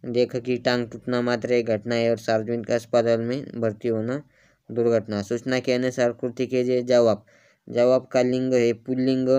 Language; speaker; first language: Hindi; non-native, local second language; Marathi